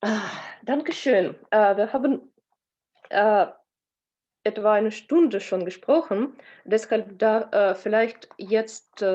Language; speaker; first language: German; non-native, learner; Russian